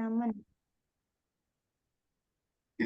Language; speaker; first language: German; non-native, learner; Indonesian